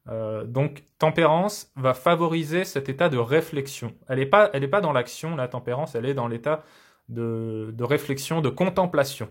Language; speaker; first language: French; native; French